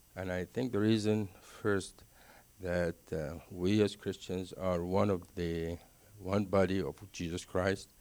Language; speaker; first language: English; non-native, fluent; Arabic